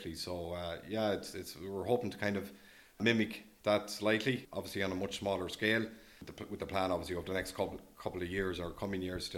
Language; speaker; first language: English; native; English